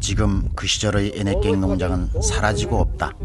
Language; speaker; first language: Korean; native; Korean